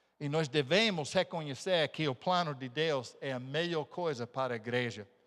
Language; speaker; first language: Portuguese; non-native, fluent; English